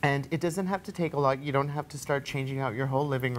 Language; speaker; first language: English; native; English